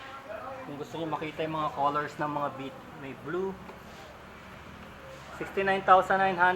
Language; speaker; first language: Filipino; native; Filipino